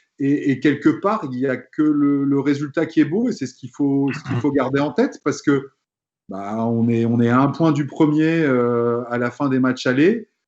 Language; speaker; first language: French; native; French